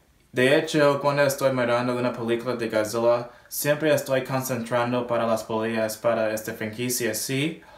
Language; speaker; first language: Spanish; non-native, learner; English